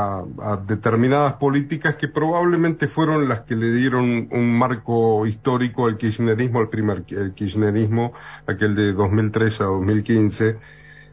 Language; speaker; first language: Spanish; native; Spanish